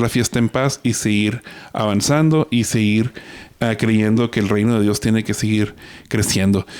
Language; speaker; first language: Spanish; native; Spanish